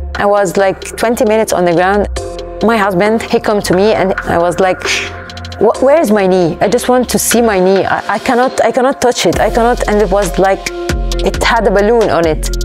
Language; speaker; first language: English; non-native, fluent; Arabic